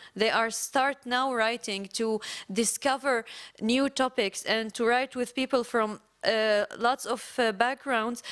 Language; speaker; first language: English; non-native, fluent; Arabic